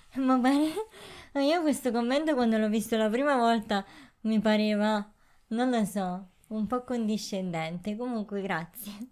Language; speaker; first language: Italian; native; Italian